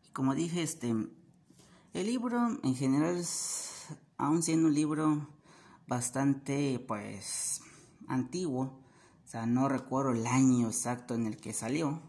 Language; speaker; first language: Spanish; native; Spanish